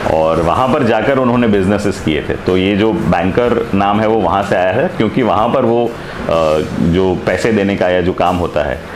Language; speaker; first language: Hindi; non-native, local second language; Gujarati